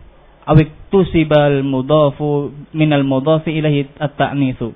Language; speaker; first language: Arabic; non-native, fluent; Indonesian